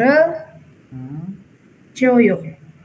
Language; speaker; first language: Korean; non-native, learner; Indonesian